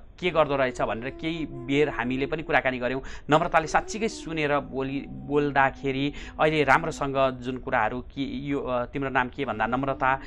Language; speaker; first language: Nepali; native; Nepali